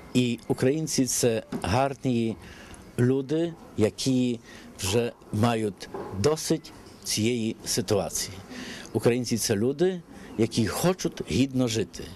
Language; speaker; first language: Ukrainian; early bilingual, heritage; Ukrainian